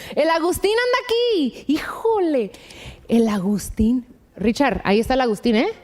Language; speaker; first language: Spanish; early bilingual, heritage; Spanish